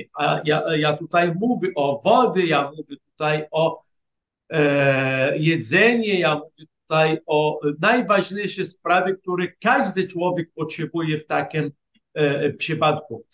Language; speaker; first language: Polish; non-native, fluent; Arabic